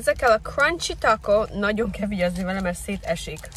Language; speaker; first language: Hungarian; non-native, fluent; English